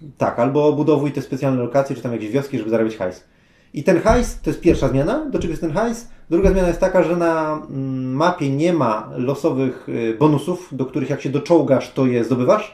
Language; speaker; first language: Polish; native; Polish